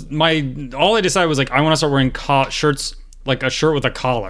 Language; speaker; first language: English; native; English